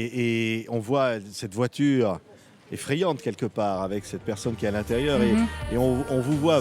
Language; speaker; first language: French; native; French